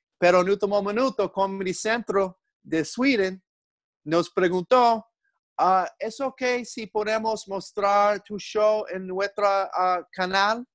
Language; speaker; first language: Spanish; non-native, learner; English